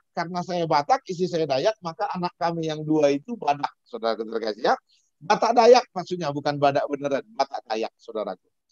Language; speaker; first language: Indonesian; native; Indonesian